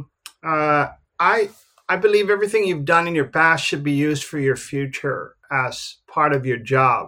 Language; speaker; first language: English; native; English